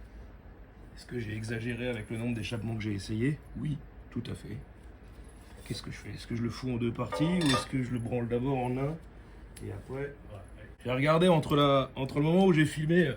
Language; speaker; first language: French; native; French